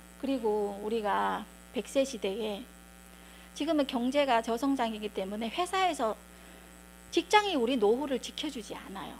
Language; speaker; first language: Korean; native; Korean